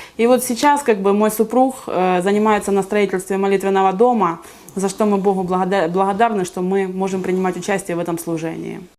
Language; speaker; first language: Russian; native; Russian